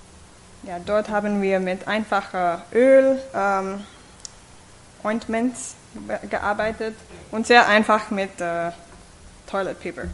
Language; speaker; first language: German; non-native, fluent; English